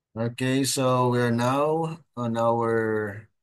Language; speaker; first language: English; non-native, local second language; Filipino